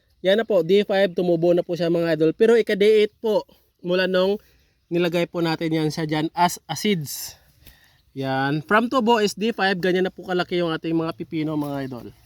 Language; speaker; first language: Filipino; non-native, local second language; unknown